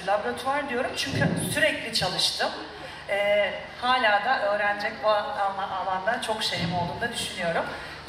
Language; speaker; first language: Turkish; native; Turkish